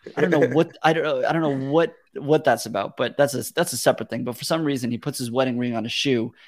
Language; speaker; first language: English; early bilingual, other home language; Russian